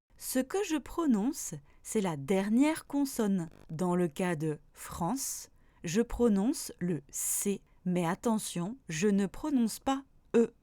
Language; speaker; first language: French; native; French